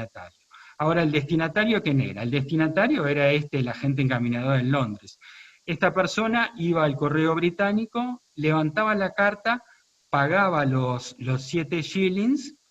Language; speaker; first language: Spanish; native; Spanish